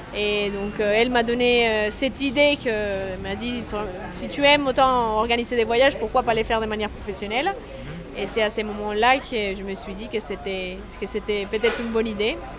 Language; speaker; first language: French; non-native, fluent; Spanish